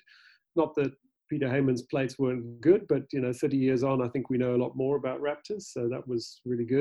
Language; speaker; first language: English; native; English